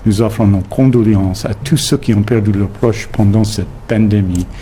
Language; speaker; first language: French; non-native, local second language; English